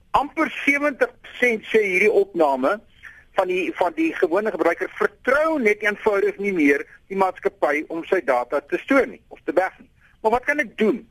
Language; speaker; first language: Afrikaans; native; Afrikaans